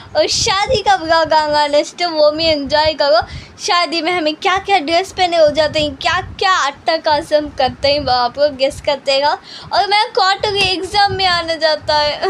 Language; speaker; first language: Hindi; non-native, local second language; Urdu